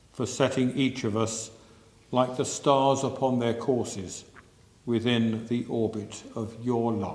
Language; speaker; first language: English; native; English